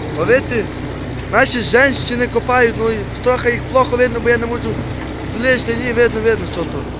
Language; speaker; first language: Ukrainian; native; Ukrainian